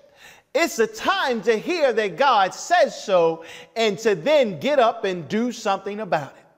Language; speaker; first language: English; native; English